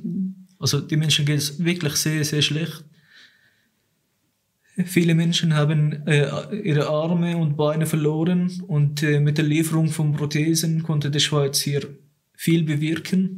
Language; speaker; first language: German; non-native, fluent; Arabic